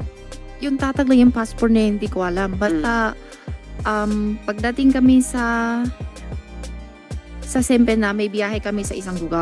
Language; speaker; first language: Filipino; non-native, learner; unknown